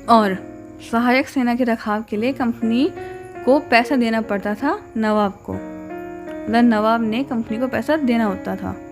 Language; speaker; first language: Hindi; native; Hindi